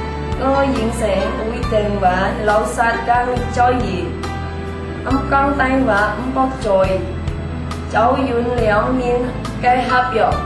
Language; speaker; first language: Cantonese; non-native, learner; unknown